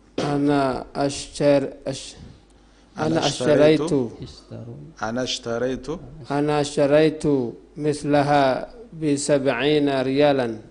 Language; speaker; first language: Arabic; non-native, learner; Indonesian